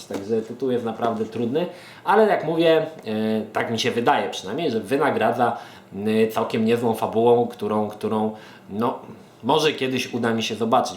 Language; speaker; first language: Polish; native; Polish